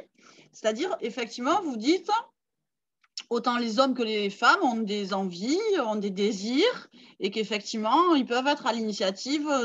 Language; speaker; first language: French; native; French